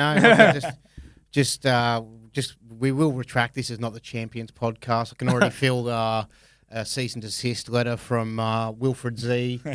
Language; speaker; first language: English; native; English